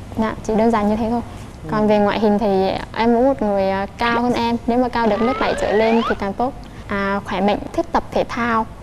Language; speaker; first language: Vietnamese; native; Vietnamese